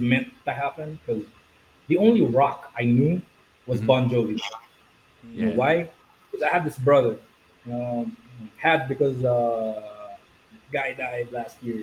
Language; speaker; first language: English; non-native, local second language; Filipino